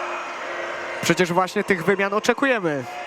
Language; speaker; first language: Polish; native; Polish